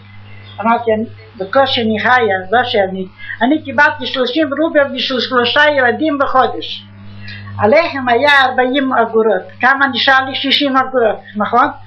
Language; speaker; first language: Hebrew; non-native, fluent; Yiddish